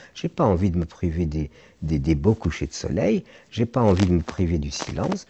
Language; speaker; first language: French; non-native, local second language; Arabic